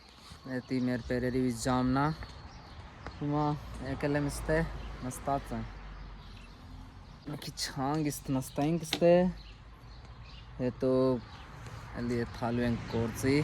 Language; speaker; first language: Armenian; non-native, learner; Hindi